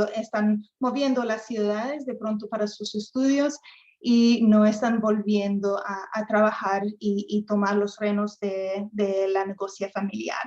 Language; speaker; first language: Spanish; non-native, fluent; English